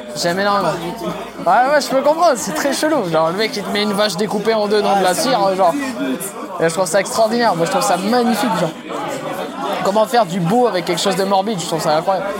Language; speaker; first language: French; native; French